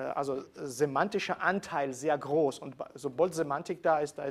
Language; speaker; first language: German; non-native, fluent; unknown